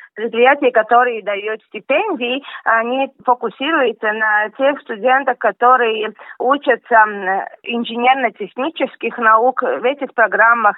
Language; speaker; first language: Russian; non-native, local second language; Latvian